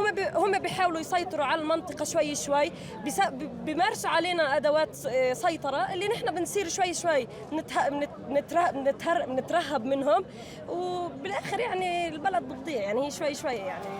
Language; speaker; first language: Arabic; native; Arabic